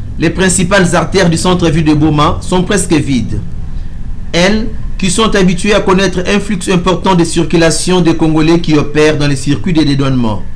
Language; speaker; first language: French; non-native, local second language; Lingala